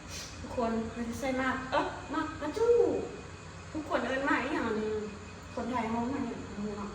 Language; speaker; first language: Thai; non-native, local second language; Lao